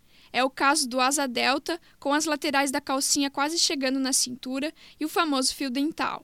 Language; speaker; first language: Portuguese; native; Portuguese